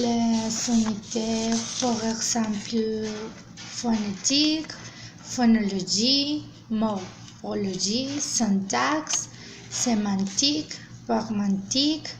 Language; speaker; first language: French; non-native, learner; Spanish